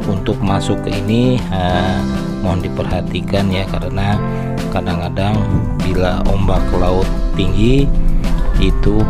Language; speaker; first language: Indonesian; native; Indonesian